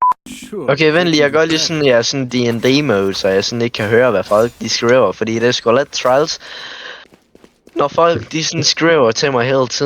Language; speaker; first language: Danish; native; Danish